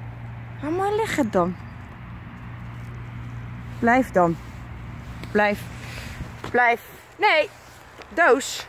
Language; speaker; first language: Dutch; native; Dutch